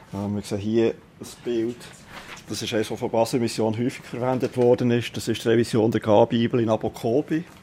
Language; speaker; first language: German; native; German